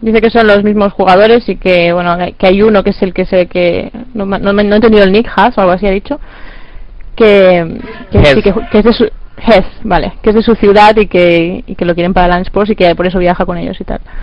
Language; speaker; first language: Spanish; native; Spanish